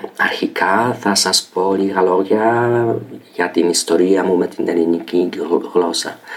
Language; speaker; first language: Greek; non-native, fluent; Polish